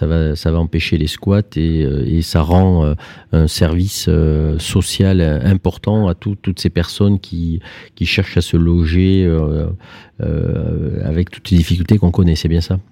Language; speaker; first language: French; native; French